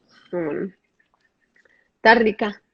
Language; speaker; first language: Spanish; early bilingual, heritage; Spanish